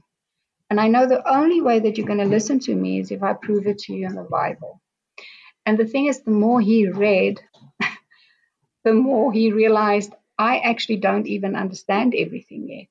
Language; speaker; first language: English; non-native, local second language; Afrikaans